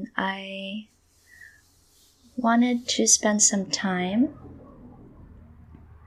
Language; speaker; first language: English; non-native, local second language; Filipino